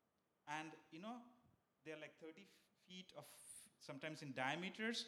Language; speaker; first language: English; non-native, local second language; Bangla